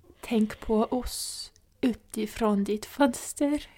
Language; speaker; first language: Swedish; non-native, fluent; English